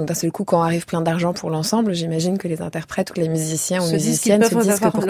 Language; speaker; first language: French; native; French